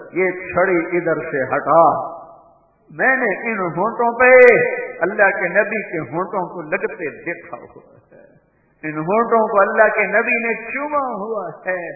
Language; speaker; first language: Urdu; non-native, local second language; Punjabi